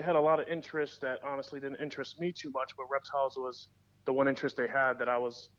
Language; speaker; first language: English; native; English